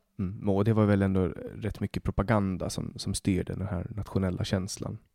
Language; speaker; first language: Swedish; native; Swedish